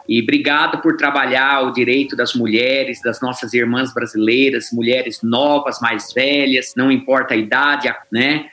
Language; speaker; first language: Portuguese; native; Portuguese